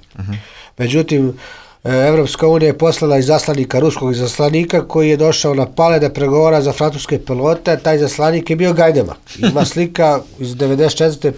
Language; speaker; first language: Serbian; native; Serbian